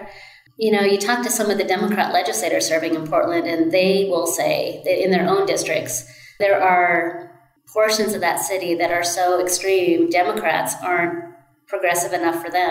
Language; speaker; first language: English; native; English